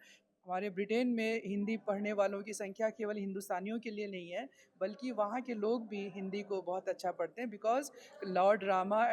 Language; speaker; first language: Hindi; early bilingual, heritage; Hindi